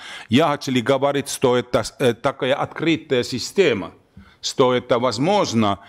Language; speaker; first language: Russian; non-native, learner; Finnish